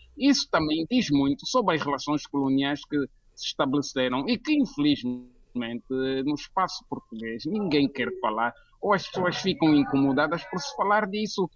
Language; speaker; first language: Portuguese; native; Portuguese